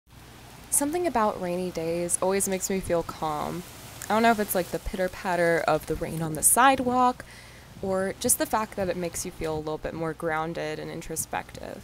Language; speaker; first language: English; native; English